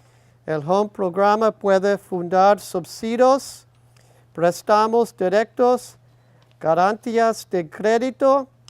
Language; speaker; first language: Spanish; non-native, learner; English